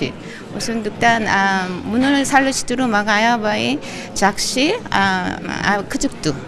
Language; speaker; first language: Kyrgyz; non-native, learner; Korean